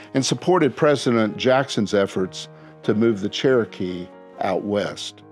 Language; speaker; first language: English; native; English